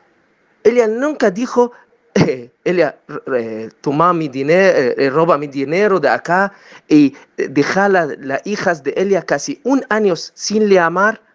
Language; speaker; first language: Spanish; non-native, learner; Arabic